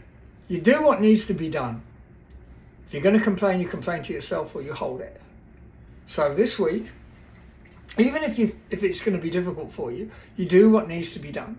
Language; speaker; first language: English; native; English